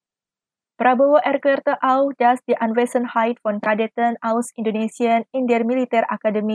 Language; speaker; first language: German; non-native, fluent; Indonesian